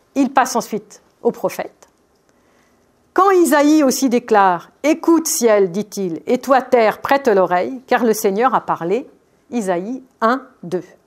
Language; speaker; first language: French; native; French